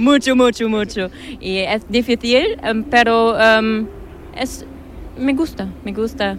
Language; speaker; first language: Spanish; non-native, learner; German